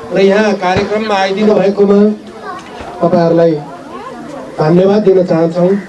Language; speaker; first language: Nepali; non-native, local second language; Limbu